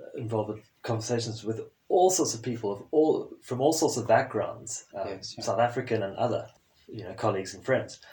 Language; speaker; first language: English; non-native, local second language; French